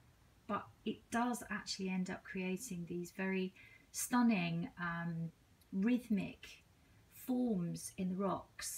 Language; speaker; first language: English; native; English